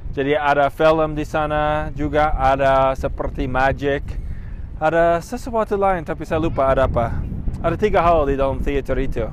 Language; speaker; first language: Indonesian; non-native, fluent; English